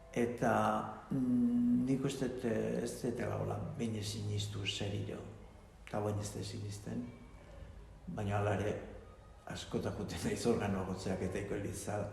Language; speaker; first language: Basque; native; Basque